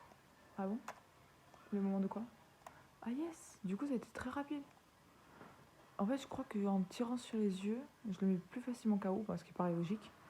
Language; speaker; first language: French; native; French